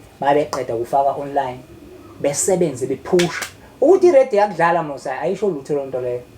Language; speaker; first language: Zulu; native; Zulu